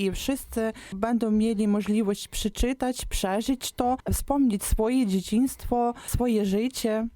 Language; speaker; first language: Polish; non-native, local second language; Ukrainian